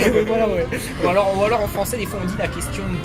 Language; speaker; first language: French; native; French